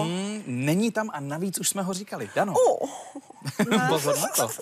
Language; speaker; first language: Czech; native; Czech